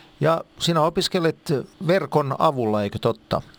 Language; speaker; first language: Finnish; native; Finnish